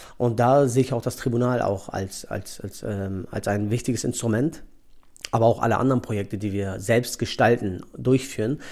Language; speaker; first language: German; early bilingual, other home language; Turkish